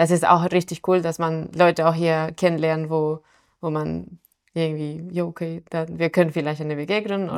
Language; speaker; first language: German; non-native, fluent; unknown